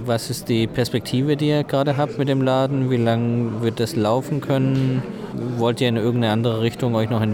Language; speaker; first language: German; native; German